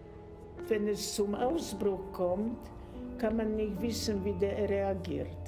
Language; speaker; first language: German; non-native, fluent; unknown